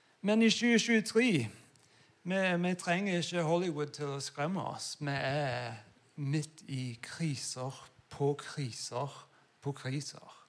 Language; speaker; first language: Norwegian; non-native, fluent; English